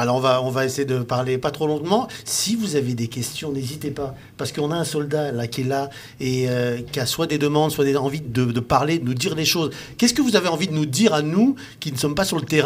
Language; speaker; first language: French; native; French